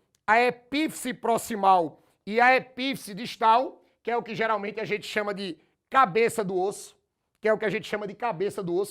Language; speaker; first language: Portuguese; native; Portuguese